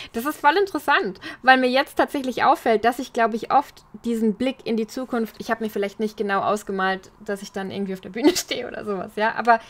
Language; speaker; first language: German; native; German